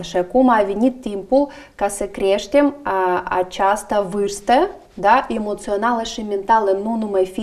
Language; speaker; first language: Romanian; non-native, learner; Russian